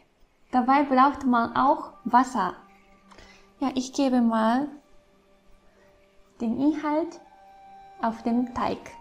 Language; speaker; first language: German; non-native, fluent; Japanese